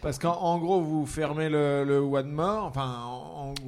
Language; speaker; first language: French; native; French